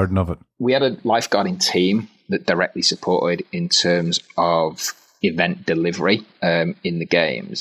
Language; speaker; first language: English; native; English